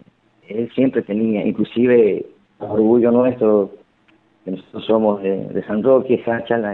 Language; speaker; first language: Spanish; native; Spanish